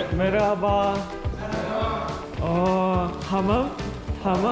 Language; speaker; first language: Turkish; non-native, learner; Korean